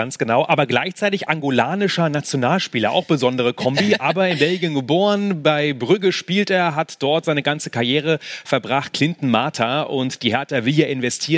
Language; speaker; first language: German; native; German